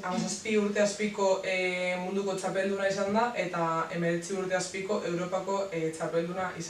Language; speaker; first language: Basque; non-native, local second language; Spanish